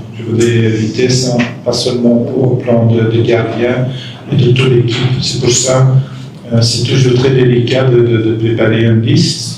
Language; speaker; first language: French; non-native, fluent; Dutch